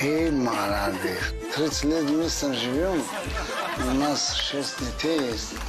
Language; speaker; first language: Russian; non-native, learner; Tajik